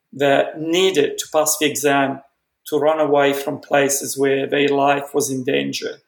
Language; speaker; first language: English; non-native, fluent; Italian